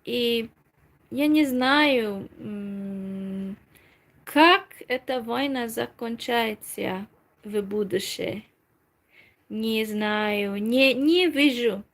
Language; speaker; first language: Russian; non-native, learner; Hungarian